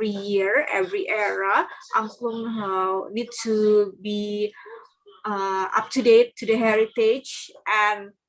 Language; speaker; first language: English; non-native, learner; Indonesian